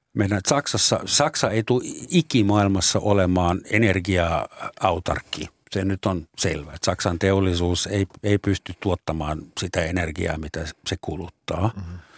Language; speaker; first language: Finnish; native; Finnish